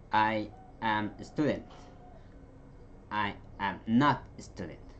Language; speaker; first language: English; non-native, fluent; Spanish